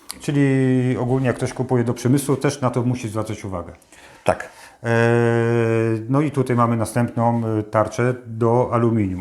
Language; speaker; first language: Polish; native; Polish